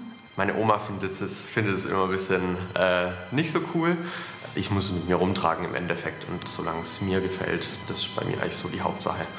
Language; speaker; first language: German; native; German